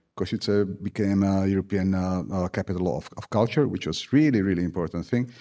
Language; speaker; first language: English; non-native, fluent; Slovak